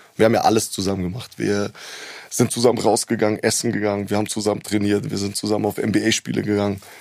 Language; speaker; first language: German; native; German